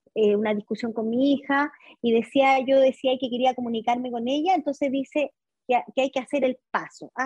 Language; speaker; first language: Spanish; native; Spanish